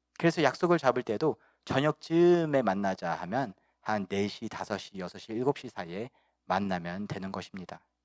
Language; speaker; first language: Korean; early bilingual, heritage; Korean